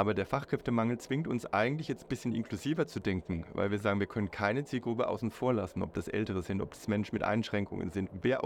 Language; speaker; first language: German; native; German